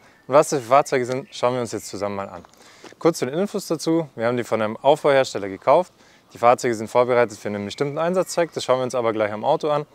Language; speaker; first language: German; native; German